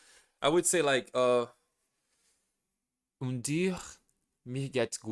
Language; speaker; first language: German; non-native, learner; Portuguese